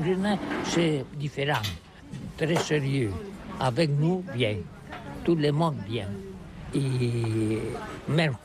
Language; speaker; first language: French; non-native, learner; Catalan